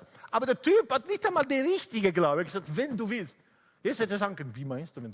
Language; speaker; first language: German; non-native, fluent; Italian